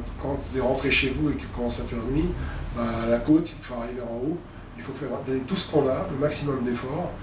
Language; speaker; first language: French; native; French